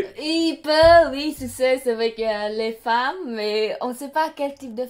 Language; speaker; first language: French; non-native, learner; Khmer